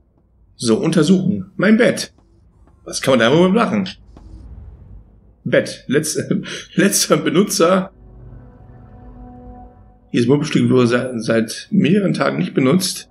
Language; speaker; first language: German; native; German